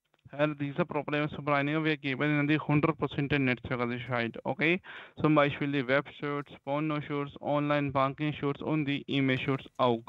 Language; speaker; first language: German; non-native, learner; Hindi